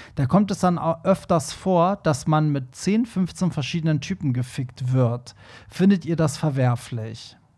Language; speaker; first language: German; early bilingual, other home language; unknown